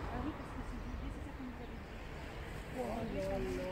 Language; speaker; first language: French; native; French